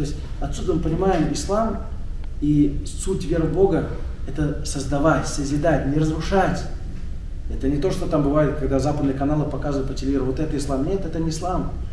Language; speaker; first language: Russian; non-native, local second language; Tatar